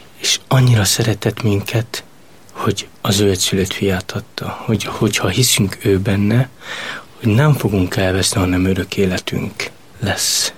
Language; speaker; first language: Hungarian; non-native, local second language; Romany